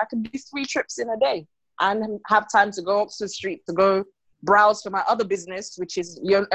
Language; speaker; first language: English; non-native, local second language; Krio